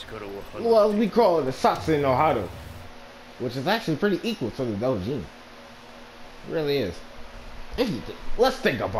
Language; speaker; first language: English; native; English